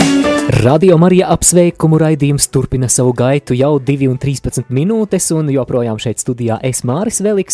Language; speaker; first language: Latvian; native; Latvian